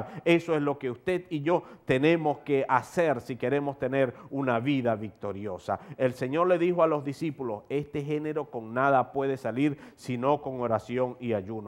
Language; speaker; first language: Spanish; native; Spanish